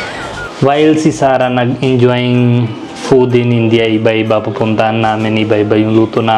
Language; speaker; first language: Filipino; non-native, learner; Punjabi